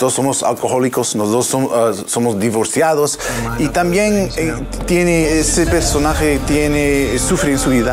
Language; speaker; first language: Spanish; non-native, learner; English